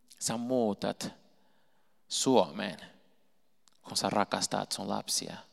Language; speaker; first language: Finnish; non-native, fluent; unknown